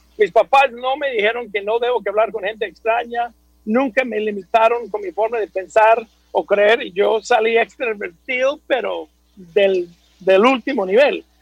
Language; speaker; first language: Spanish; non-native, fluent; English